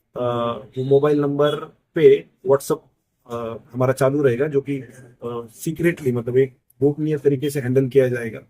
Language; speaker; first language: Hindi; non-native, local second language; Marathi